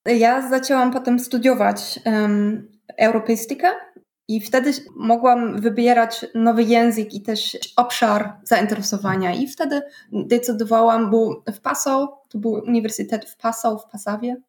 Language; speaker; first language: Polish; non-native, learner; German